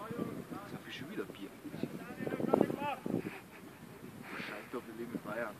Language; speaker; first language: German; native; German